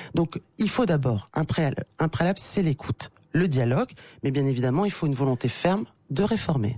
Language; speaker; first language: French; native; French